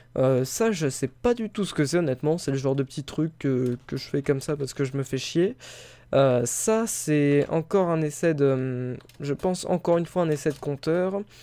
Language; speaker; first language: French; native; French